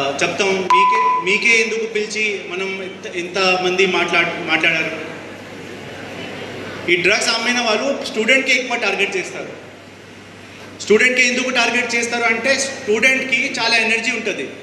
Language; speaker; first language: Telugu; non-native, fluent; Hindi